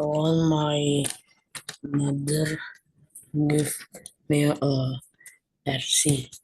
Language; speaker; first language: English; non-native, learner; Indonesian